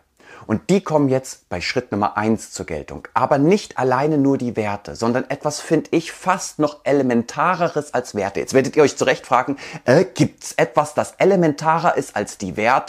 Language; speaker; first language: German; native; German